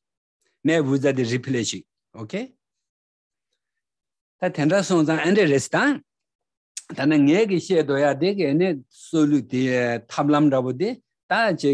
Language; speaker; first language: French; non-native, learner; Tibetan